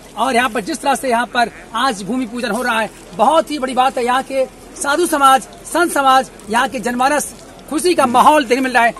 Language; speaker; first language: Hindi; native; Hindi